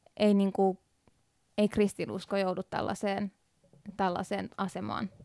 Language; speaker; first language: Finnish; early bilingual, other home language; Persian